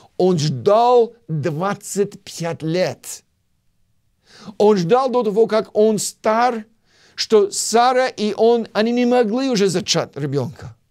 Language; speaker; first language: Russian; non-native, fluent; English